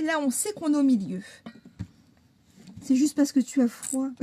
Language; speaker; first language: French; native; French